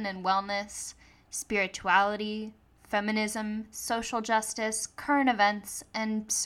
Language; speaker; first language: English; native; English